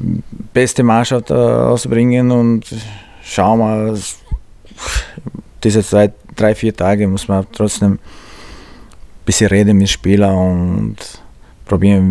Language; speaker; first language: German; non-native, learner; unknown